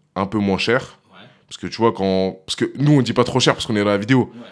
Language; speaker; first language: French; native; French